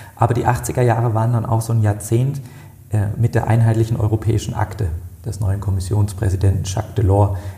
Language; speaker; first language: German; native; German